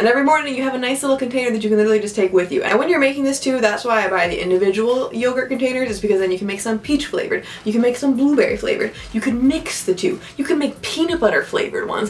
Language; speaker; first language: English; native; English